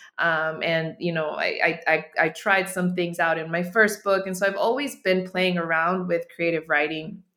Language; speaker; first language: English; native; English